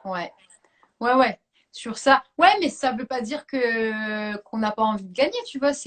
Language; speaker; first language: French; native; French